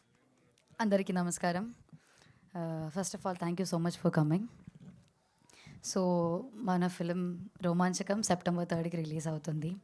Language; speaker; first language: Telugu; non-native, learner; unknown